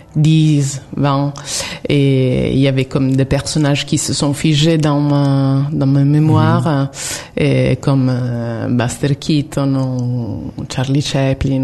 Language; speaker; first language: French; non-native, fluent; Italian